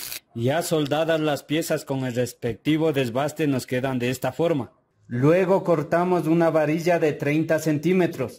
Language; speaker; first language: Spanish; native; Spanish